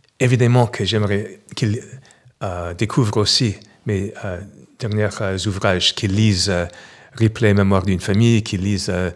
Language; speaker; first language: French; non-native, fluent; English